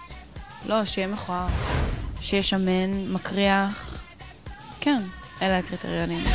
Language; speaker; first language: Hebrew; native; Hebrew